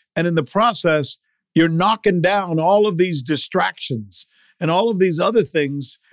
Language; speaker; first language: English; early bilingual, other home language; Spanish